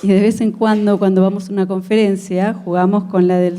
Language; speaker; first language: Spanish; native; Spanish